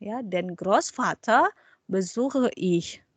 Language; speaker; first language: German; non-native, fluent; Indonesian